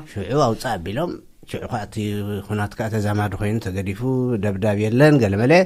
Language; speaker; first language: Tigrinya; native; Tigrinya